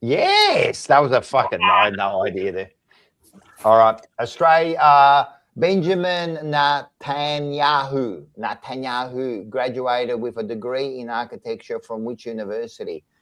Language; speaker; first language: English; native; English